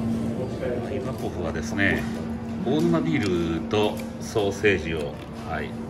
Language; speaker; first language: Japanese; native; Japanese